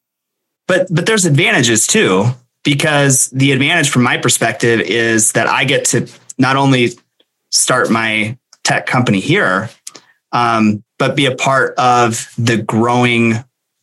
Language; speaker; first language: English; native; English